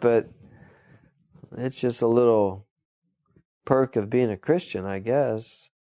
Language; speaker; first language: English; native; English